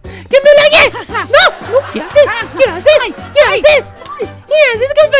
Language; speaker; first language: Spanish; native; Spanish